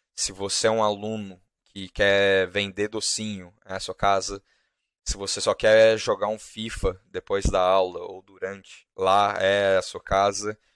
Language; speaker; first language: Portuguese; native; Portuguese